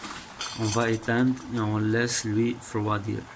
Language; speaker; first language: French; non-native, learner; Arabic